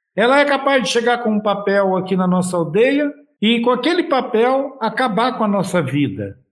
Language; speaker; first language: Portuguese; native; Portuguese